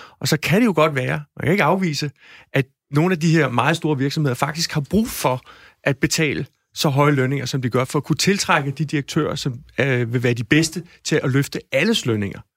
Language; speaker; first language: Danish; native; Danish